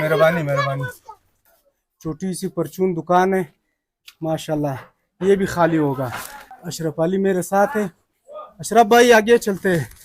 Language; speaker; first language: Hindi; non-native, local second language; Pashto